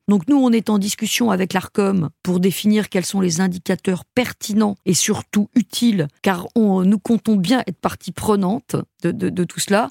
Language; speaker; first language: French; native; French